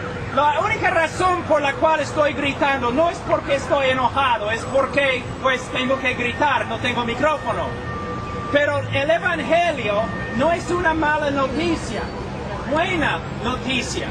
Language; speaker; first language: Spanish; non-native, fluent; English